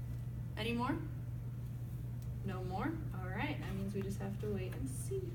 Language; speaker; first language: English; native; English